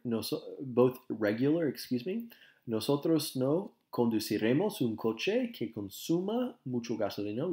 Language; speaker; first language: Spanish; non-native, fluent; English